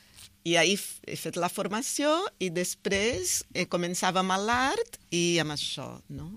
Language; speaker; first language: Catalan; non-native, fluent; Portuguese